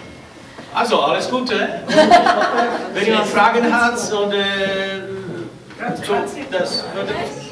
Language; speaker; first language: German; non-native, fluent; Polish